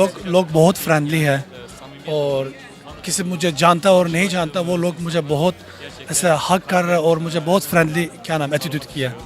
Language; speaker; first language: Hindi; non-native, learner; Turkish